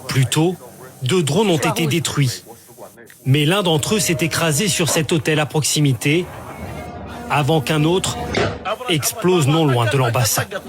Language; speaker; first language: French; native; French